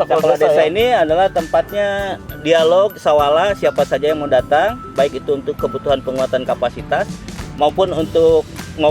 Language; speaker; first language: Indonesian; non-native, local second language; Sundanese